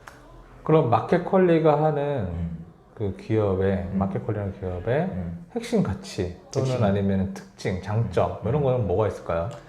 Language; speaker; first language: Korean; native; Korean